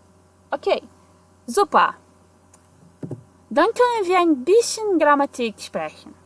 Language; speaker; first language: German; non-native, fluent; Portuguese